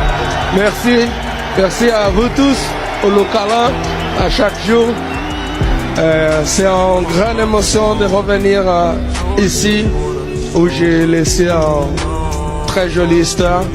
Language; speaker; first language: French; non-native, fluent; Portuguese